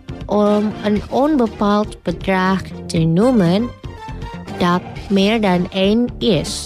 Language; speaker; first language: Dutch; non-native, fluent; Indonesian